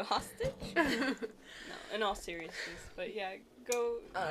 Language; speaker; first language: English; native; English